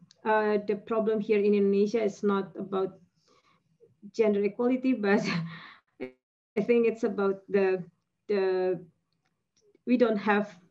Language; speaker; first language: English; non-native, fluent; Indonesian